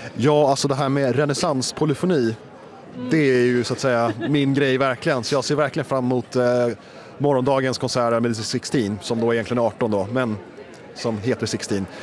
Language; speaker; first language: Swedish; native; Swedish